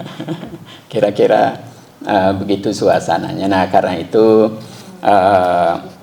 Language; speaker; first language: Indonesian; native; Indonesian